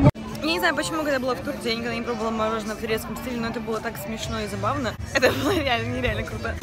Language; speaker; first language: Russian; native; Russian